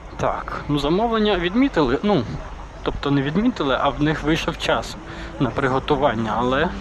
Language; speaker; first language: Ukrainian; non-native, local second language; Russian